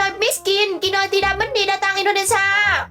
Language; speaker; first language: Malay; non-native, learner; Vietnamese